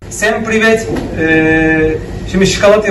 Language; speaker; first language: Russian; non-native, learner; Turkish